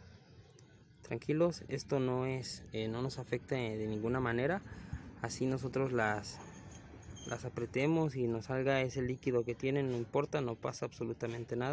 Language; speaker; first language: Spanish; native; Spanish